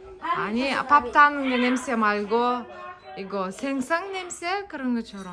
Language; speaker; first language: Korean; non-native, learner; Kazakh